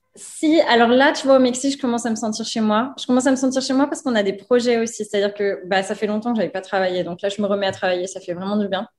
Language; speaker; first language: French; native; French